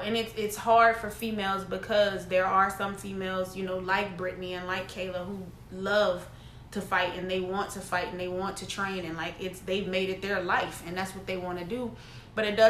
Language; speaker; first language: English; native; English